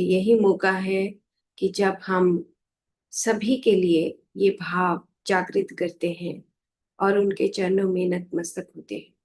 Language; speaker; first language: Hindi; native; Hindi